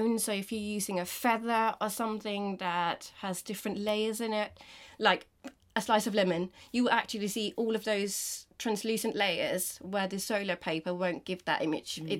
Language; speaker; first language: English; non-native, fluent; Danish